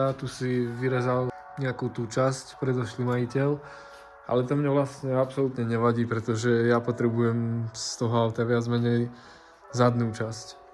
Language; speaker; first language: Slovak; native; Slovak